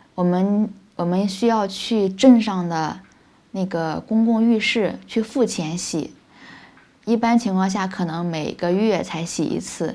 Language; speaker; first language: Chinese; native; Chinese